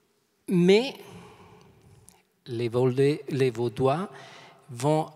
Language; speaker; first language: French; non-native, fluent; Italian